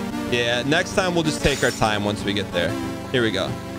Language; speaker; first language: English; native; English